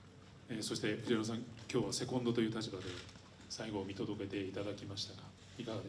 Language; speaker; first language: Japanese; native; Japanese